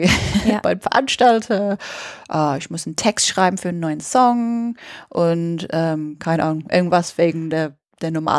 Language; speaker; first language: German; non-native, fluent; English